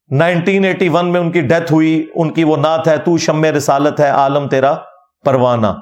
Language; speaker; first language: Urdu; non-native, local second language; Punjabi